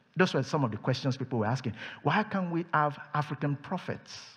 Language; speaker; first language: English; non-native, local second language; Yoruba